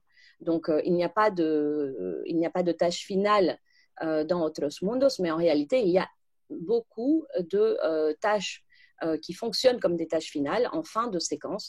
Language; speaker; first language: French; native; French